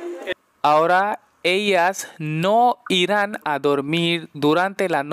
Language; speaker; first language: Spanish; non-native, learner; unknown